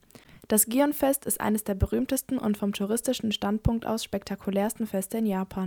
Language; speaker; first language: German; native; German